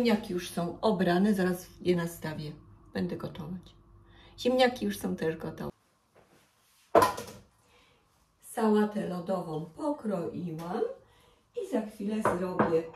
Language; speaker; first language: Polish; native; Polish